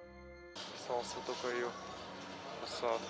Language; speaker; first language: Russian; native; Russian